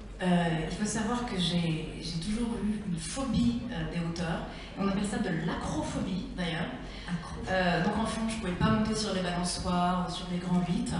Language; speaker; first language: French; native; French